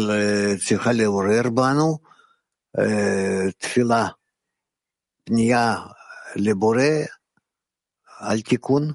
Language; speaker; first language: Hebrew; non-native, fluent; Russian